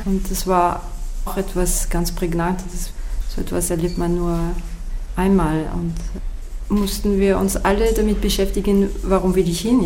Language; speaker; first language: German; non-native, fluent; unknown